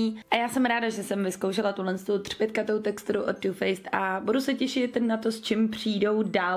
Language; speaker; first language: Czech; native; Czech